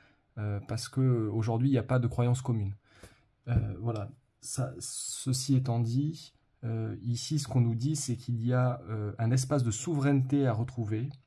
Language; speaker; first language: French; native; French